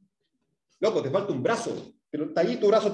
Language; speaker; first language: Spanish; native; Spanish